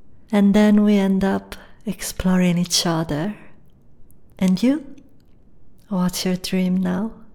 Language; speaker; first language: English; non-native, fluent; Italian